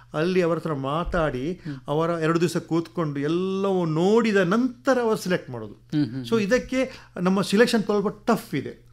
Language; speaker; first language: Kannada; non-native, local second language; Tulu